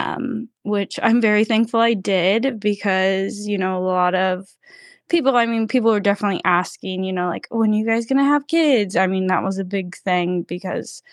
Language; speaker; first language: English; native; English